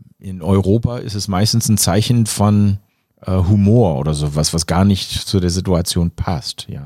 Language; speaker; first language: German; non-native, fluent; English